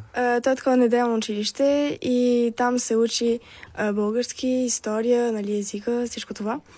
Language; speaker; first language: Bulgarian; early bilingual, heritage; Bulgarian